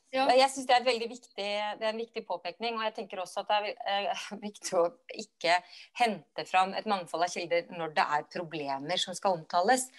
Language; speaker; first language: Norwegian; native; Norwegian